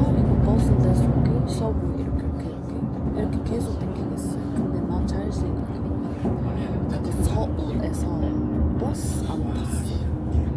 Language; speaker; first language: Korean; non-native, learner; Mongolian